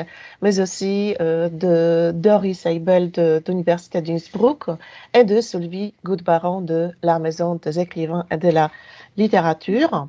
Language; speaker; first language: French; non-native, fluent; Polish